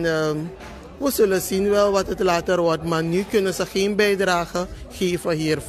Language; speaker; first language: Dutch; native; Dutch